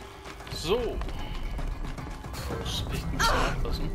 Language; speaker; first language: German; native; German